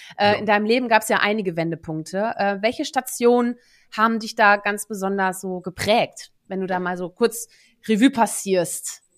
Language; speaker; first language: German; early bilingual, other home language; Dutch